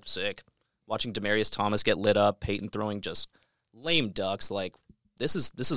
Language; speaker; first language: English; native; English